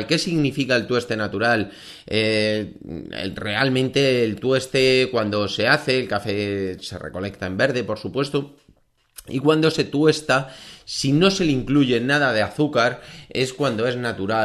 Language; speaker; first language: Spanish; native; Spanish